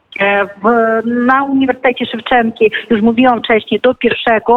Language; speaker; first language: Polish; non-native, fluent; Ukrainian